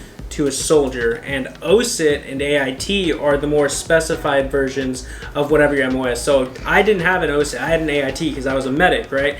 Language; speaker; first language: English; native; English